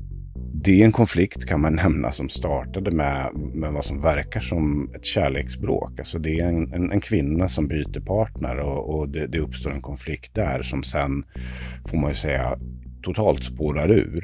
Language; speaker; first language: Swedish; native; Swedish